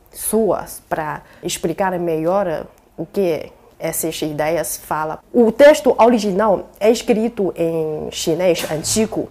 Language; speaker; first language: Portuguese; non-native, fluent; Chinese